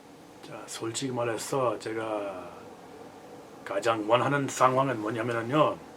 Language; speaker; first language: Korean; non-native, fluent; English